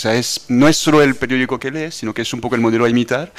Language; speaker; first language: Spanish; non-native, fluent; French